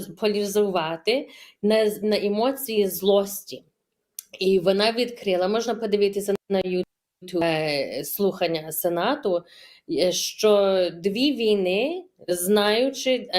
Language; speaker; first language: Ukrainian; early bilingual, heritage; Ukrainian